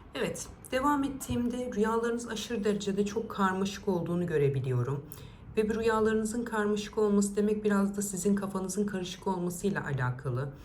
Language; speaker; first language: Turkish; native; Turkish